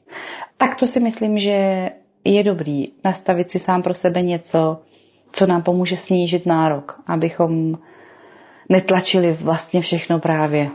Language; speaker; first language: Czech; native; Czech